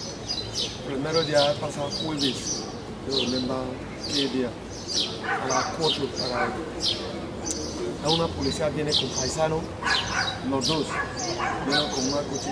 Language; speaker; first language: Spanish; non-native, learner; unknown